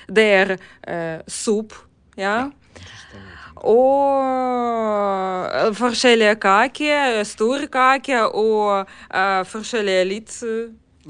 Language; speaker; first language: Norwegian; non-native, learner; Ukrainian